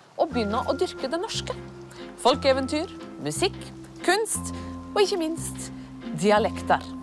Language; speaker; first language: Norwegian; native; Norwegian